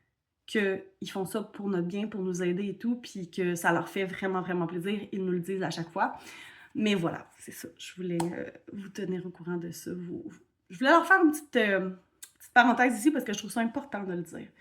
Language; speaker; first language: French; native; French